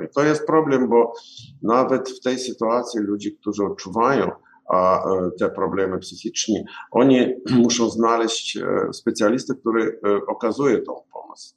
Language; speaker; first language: Polish; non-native, learner; Ukrainian